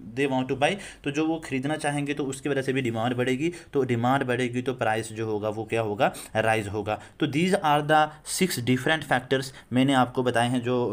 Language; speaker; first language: Hindi; non-native, local second language; Kashmiri